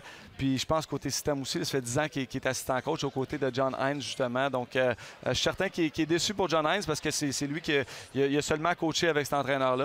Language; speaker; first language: French; native; French